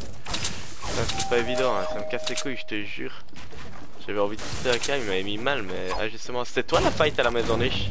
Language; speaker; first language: French; native; French